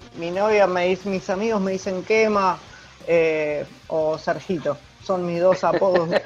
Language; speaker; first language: Spanish; native; Spanish